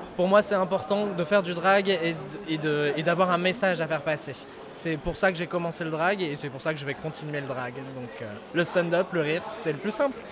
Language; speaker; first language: French; native; French